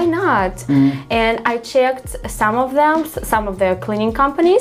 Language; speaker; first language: English; non-native, fluent; Russian